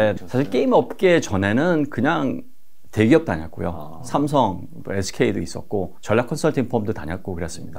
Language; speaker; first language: Korean; native; Korean